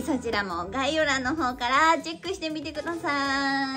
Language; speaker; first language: Japanese; native; Japanese